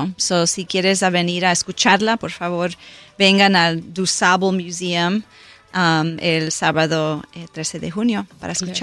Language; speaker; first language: Spanish; early bilingual, heritage; Spanish